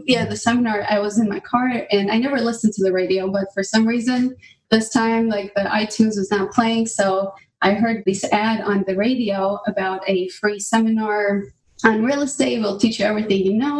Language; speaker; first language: English; non-native, fluent; Albanian